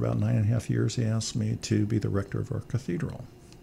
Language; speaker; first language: English; native; English